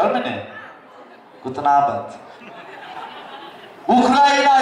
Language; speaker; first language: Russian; non-native, learner; Turkish